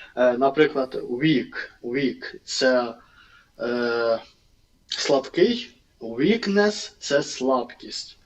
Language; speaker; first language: Ukrainian; non-native, local second language; Russian